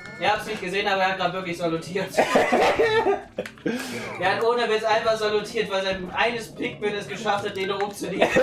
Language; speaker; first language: German; native; German